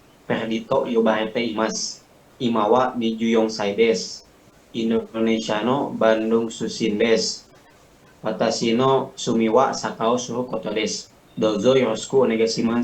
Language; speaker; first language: Japanese; non-native, learner; Indonesian